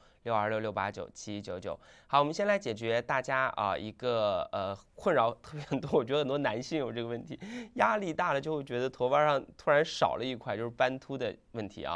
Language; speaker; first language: Chinese; native; Chinese